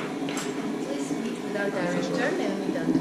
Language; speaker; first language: English; non-native, fluent; Armenian